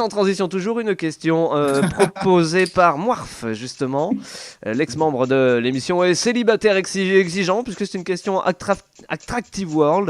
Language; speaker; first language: French; native; French